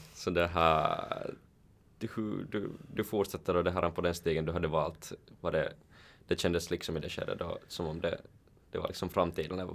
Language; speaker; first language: Swedish; native; Swedish